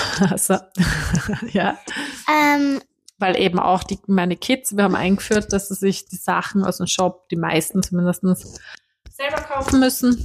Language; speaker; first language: German; native; German